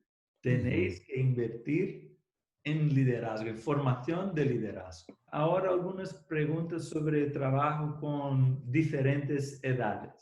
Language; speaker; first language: Spanish; non-native, fluent; Portuguese